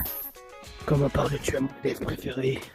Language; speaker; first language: French; native; French